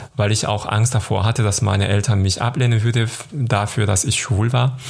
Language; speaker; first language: German; non-native, fluent; Korean